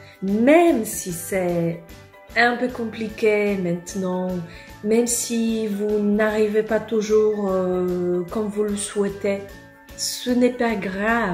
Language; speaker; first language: French; non-native, fluent; Polish